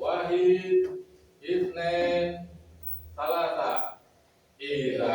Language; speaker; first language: Arabic; non-native, fluent; Indonesian